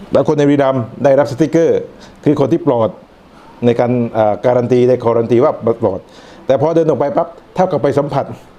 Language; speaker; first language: Thai; non-native, local second language; Northern Khmer